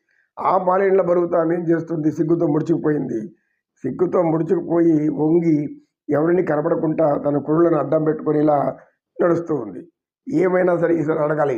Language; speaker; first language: Telugu; native; Telugu